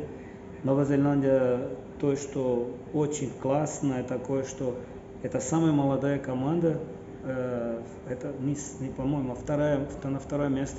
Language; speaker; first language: Russian; non-native, fluent; Portuguese